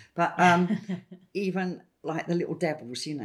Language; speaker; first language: English; native; English